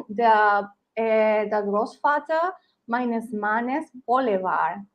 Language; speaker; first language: German; non-native, learner; Spanish